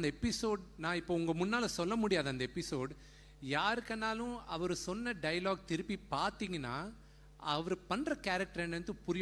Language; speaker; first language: Tamil; non-native, fluent; Telugu